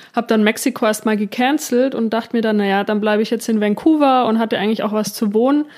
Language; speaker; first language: German; native; German